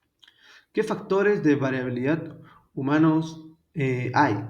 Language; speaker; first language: Spanish; native; Spanish